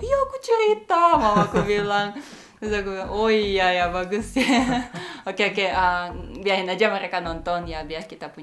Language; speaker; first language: Indonesian; non-native, fluent; Russian